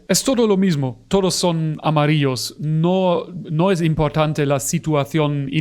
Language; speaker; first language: Spanish; non-native, fluent; German